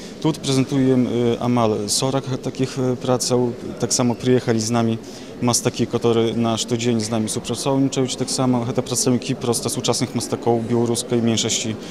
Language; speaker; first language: Belarusian; native; Belarusian